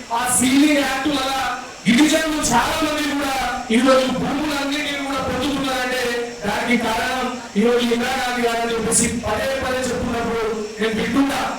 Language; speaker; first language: Telugu; non-native, local second language; Lambadi